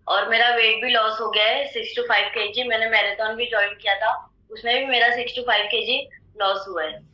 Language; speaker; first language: Hindi; non-native, local second language; Marathi